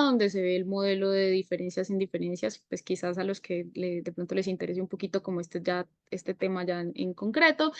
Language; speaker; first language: Spanish; native; Spanish